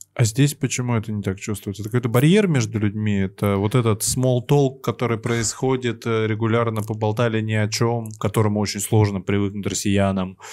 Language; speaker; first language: Russian; native; Russian